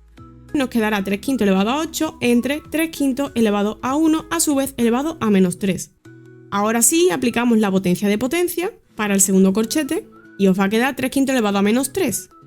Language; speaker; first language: Spanish; native; Spanish